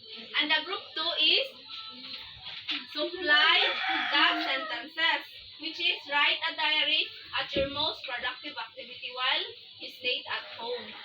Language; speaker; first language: English; non-native, local second language; Cebuano